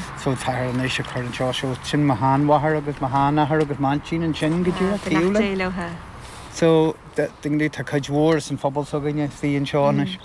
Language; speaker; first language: Irish; non-native, local second language; English